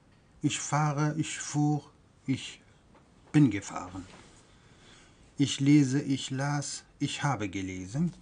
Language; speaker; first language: German; non-native, fluent; Persian